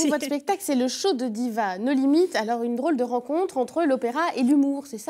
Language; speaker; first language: French; native; French